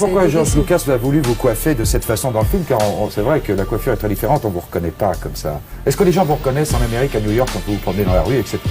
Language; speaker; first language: French; native; French